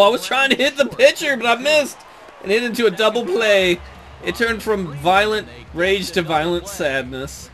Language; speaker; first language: English; native; English